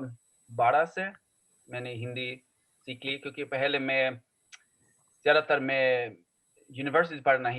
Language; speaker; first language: Hindi; non-native, learner; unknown